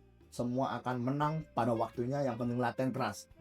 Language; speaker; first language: Indonesian; native; Indonesian